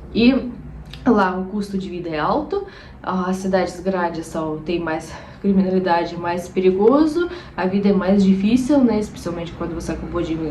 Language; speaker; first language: Portuguese; non-native, fluent; Russian